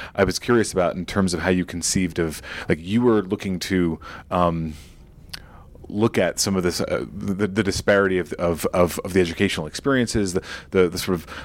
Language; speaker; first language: English; native; English